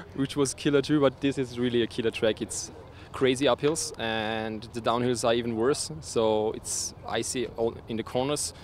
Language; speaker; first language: English; non-native, fluent; German